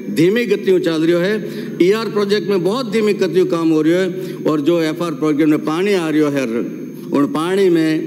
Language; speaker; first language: Hindi; native; Hindi